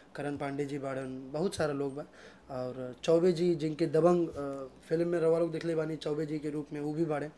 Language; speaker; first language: Hindi; native; Hindi